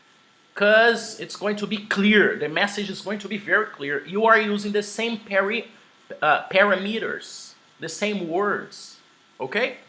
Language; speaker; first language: English; non-native, fluent; Portuguese